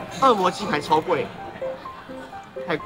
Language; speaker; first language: Chinese; native; Chinese